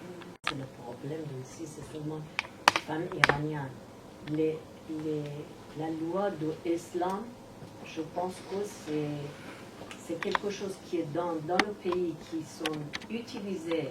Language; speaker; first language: French; non-native, learner; Persian